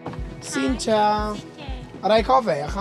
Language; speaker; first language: Vietnamese; non-native, learner; English